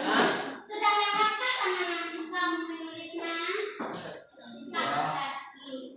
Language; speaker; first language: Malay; non-native, local second language; Minangkabau